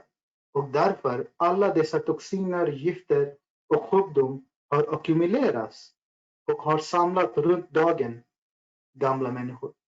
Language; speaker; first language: Swedish; non-native, fluent; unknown